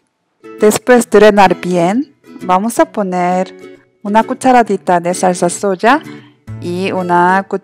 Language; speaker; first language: Spanish; non-native, learner; Korean